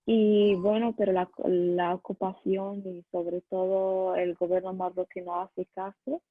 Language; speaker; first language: Spanish; non-native, learner; Arabic